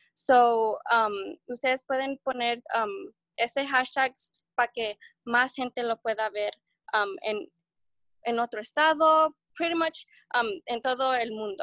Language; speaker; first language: Spanish; early bilingual, heritage; Spanish